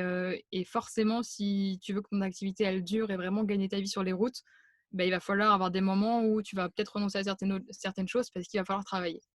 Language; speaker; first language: French; native; French